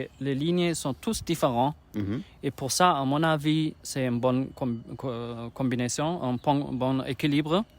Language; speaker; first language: French; non-native, learner; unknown